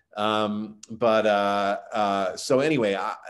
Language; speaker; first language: English; native; English